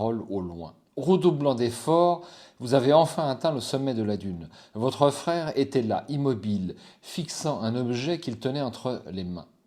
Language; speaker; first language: French; native; French